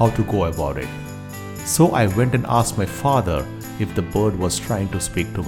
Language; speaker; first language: English; non-native, local second language; Kannada